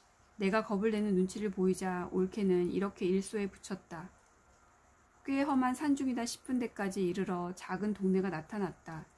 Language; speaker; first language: Korean; native; Korean